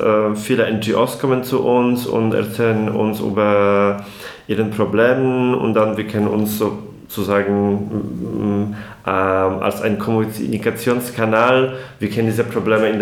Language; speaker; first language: German; non-native, fluent; Polish